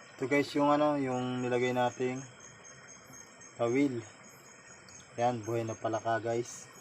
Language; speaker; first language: Filipino; native; Filipino